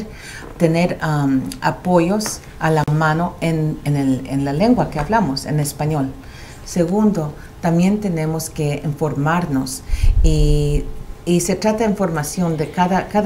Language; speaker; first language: Spanish; early bilingual, heritage; Spanish